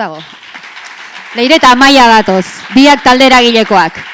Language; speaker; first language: Basque; native; Basque